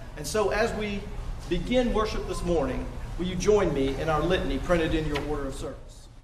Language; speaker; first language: English; native; English